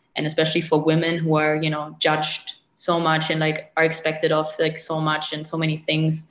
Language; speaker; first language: English; non-native, fluent; German